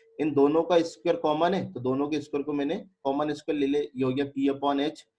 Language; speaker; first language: Hindi; native; Hindi